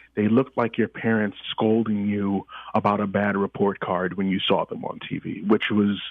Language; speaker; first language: English; early bilingual, other home language; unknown